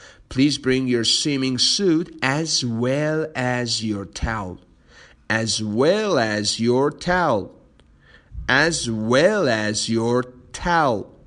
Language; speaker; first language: English; non-native, fluent; Persian